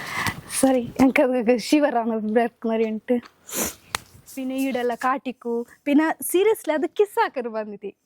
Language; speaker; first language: Malayalam; non-native, local second language; Hindi